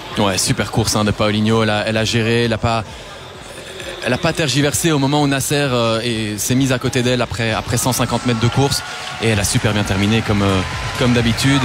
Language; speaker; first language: French; native; French